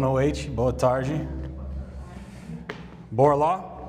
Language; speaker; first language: Portuguese; non-native, learner; English